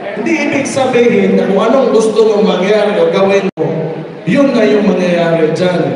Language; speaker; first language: Filipino; non-native, local second language; Cebuano